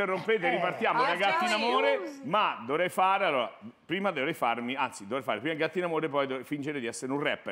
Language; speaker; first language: Italian; native; Italian